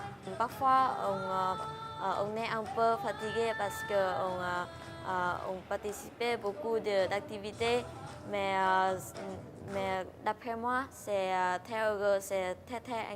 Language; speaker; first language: French; non-native, learner; Vietnamese